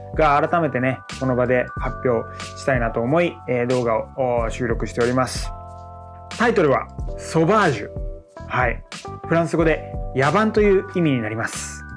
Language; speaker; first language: Japanese; early bilingual, other home language; French